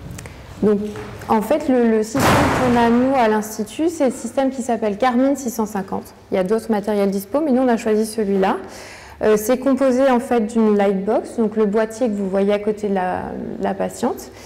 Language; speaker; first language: French; native; French